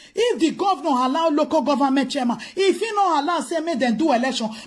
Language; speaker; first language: English; non-native, local second language; Bini